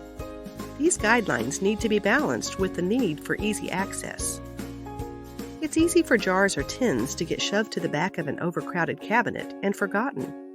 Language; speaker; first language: English; native; English